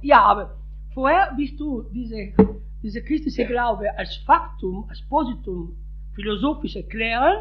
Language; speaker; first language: German; non-native, fluent; Italian